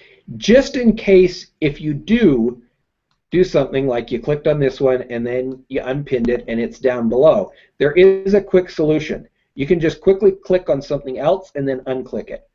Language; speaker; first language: English; native; English